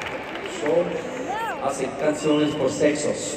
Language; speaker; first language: Spanish; non-native, learner; English